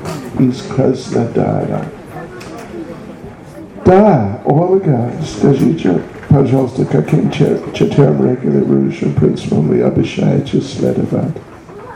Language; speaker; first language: Russian; non-native, learner; English